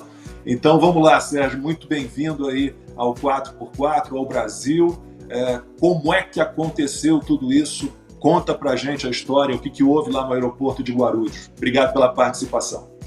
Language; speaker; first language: Portuguese; native; Portuguese